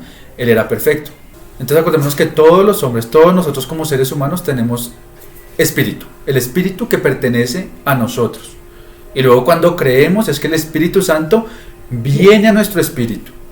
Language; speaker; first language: Spanish; native; Spanish